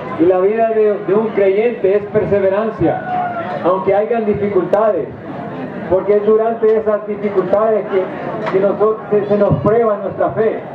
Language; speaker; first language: Spanish; non-native, fluent; English